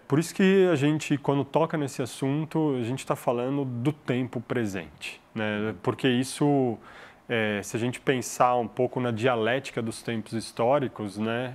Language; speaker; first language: Portuguese; early bilingual, other home language; Arabic